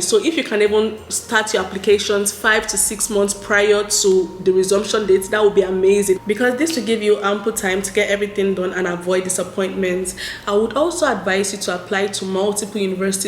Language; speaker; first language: English; non-native, local second language; Yoruba